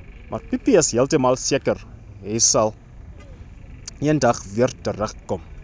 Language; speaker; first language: Afrikaans; non-native, learner; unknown